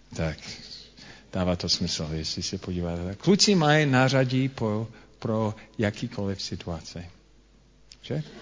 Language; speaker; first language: Czech; non-native, fluent; English